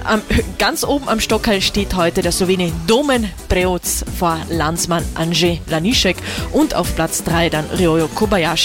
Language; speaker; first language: German; native; German